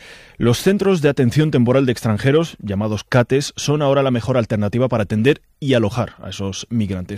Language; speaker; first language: Spanish; native; Spanish